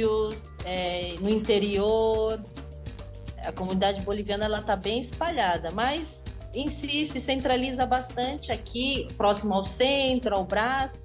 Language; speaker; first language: Portuguese; early bilingual, other home language; Spanish